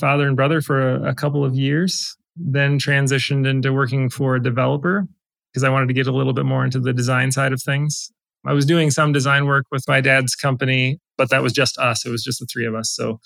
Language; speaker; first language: English; native; English